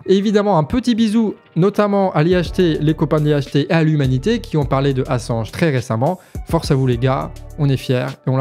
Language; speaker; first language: French; native; French